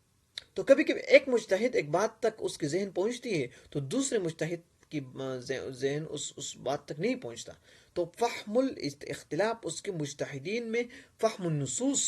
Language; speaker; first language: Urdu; non-native, local second language; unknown